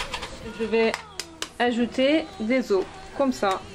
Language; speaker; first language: French; non-native, fluent; Persian